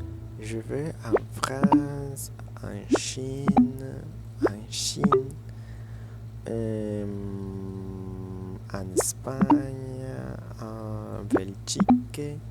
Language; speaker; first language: French; non-native, fluent; Spanish